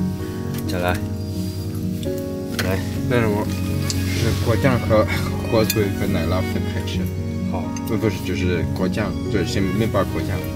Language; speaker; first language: Chinese; non-native, fluent; Slovak